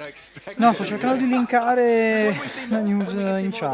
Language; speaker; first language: Italian; native; Italian